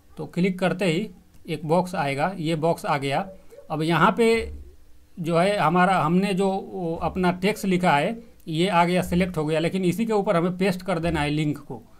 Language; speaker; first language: Hindi; native; Hindi